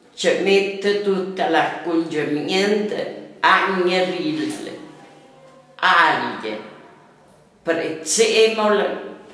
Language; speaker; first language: Italian; native; Italian